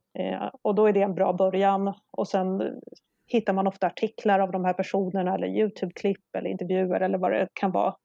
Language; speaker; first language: Swedish; non-native, local second language; Polish